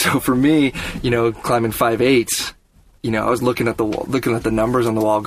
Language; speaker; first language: English; native; English